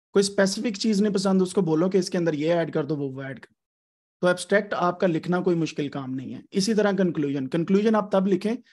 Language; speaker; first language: Urdu; native; Urdu